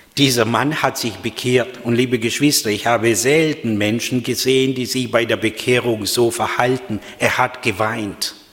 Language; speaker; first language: German; non-native, fluent; Russian